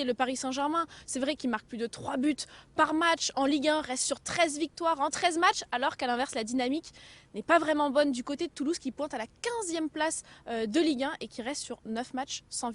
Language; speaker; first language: French; native; French